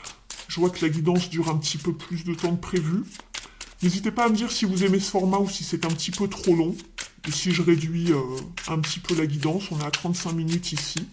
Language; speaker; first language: French; native; French